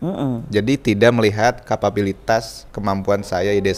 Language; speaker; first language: Indonesian; native; Indonesian